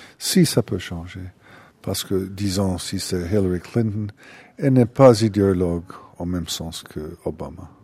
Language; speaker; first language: French; non-native, fluent; English